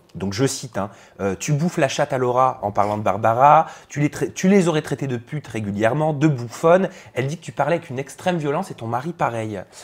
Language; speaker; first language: French; native; French